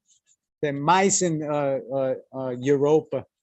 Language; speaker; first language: Portuguese; non-native, learner; English